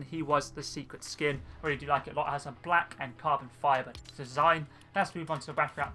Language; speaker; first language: English; native; English